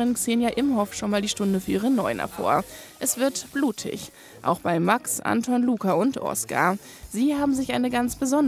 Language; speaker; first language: German; native; German